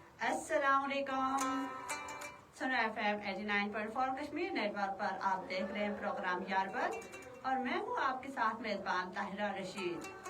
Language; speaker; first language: Urdu; non-native, local second language; Kashmiri